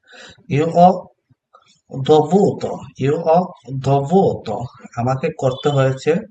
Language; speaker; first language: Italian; non-native, fluent; Bangla